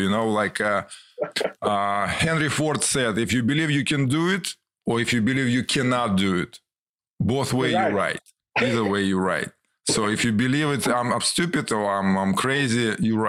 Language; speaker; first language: English; non-native, fluent; Ukrainian